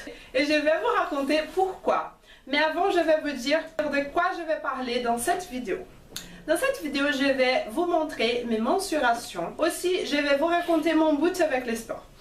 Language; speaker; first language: French; non-native, fluent; Portuguese